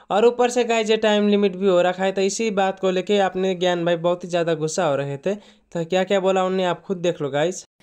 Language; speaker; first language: Hindi; native; Hindi